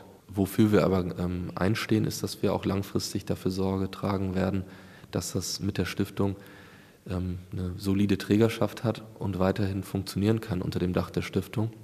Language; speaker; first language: German; native; German